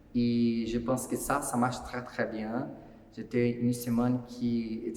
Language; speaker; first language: French; non-native, fluent; Portuguese